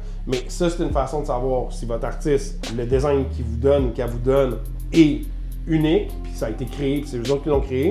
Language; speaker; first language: French; native; French